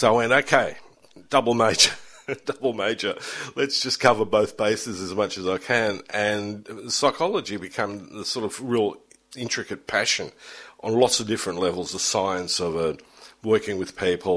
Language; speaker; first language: English; early bilingual, other home language; German